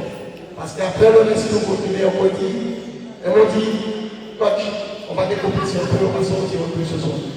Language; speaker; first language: French; native; French